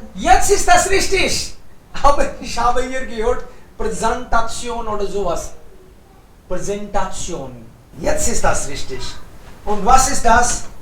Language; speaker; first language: German; non-native, fluent; Hindi